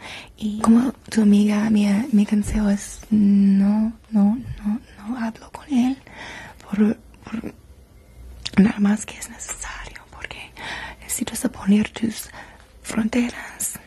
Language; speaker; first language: Spanish; non-native, learner; English